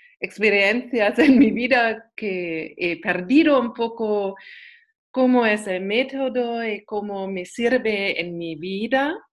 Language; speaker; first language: Spanish; non-native, learner; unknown